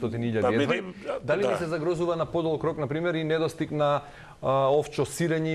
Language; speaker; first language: Macedonian; native; Macedonian